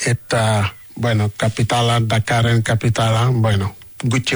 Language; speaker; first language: Basque; non-native, learner; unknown